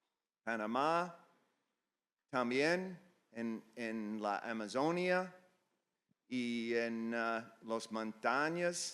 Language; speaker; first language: Spanish; non-native, fluent; English